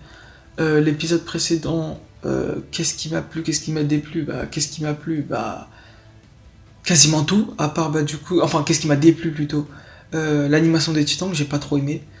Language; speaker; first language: French; native; French